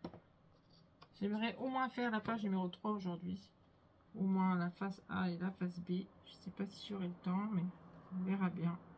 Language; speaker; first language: French; native; French